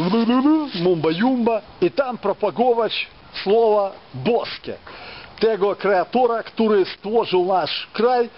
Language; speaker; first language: Polish; non-native, fluent; Ukrainian